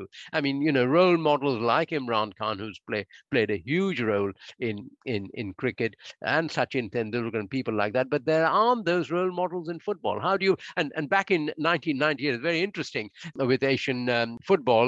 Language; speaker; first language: English; non-native, local second language; Bangla